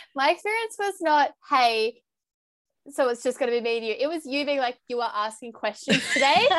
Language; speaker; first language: English; native; English